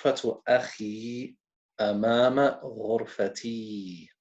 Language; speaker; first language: Arabic; non-native, fluent; English